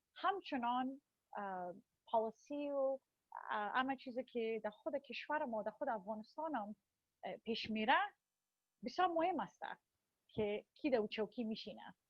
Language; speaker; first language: Persian; early bilingual, heritage; Persian